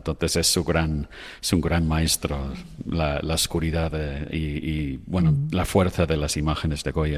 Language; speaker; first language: Spanish; non-native, fluent; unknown